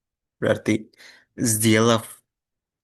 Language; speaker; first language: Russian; non-native, learner; Indonesian